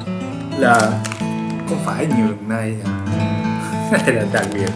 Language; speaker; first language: Vietnamese; non-native, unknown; Japanese